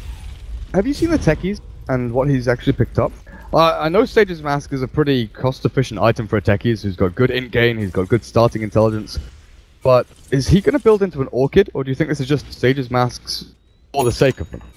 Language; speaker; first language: English; native; English